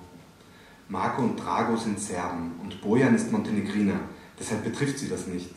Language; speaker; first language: German; native; German